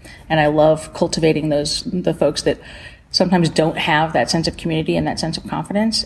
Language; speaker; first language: English; native; English